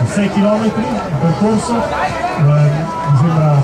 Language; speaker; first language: Italian; native; Italian